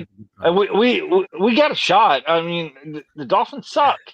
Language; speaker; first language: English; native; English